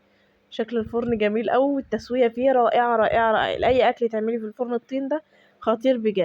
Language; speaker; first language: Arabic; native; Arabic